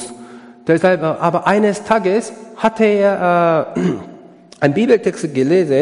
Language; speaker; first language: German; non-native, learner; Korean